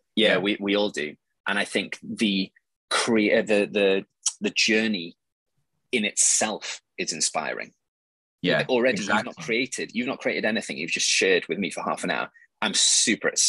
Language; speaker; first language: English; native; English